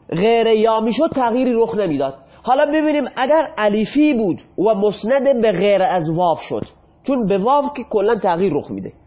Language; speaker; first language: Persian; non-native, local second language; Baluchi